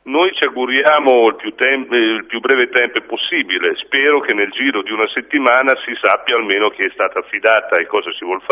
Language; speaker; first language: Italian; native; Italian